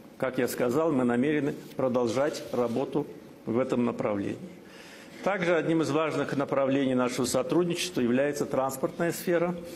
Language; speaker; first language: Russian; non-native, local second language; Azerbaijani